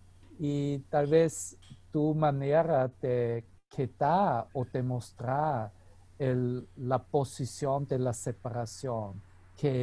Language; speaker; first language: Spanish; non-native, fluent; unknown